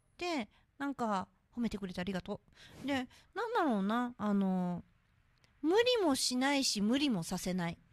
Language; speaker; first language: Japanese; native; Japanese